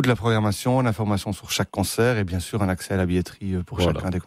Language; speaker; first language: French; native; French